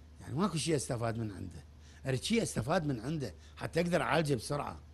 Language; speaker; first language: Arabic; native; Arabic